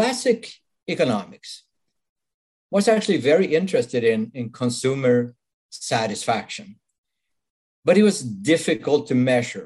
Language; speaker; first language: English; non-native, fluent; Swedish